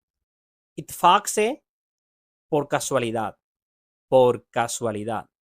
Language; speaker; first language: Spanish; non-native, fluent; Urdu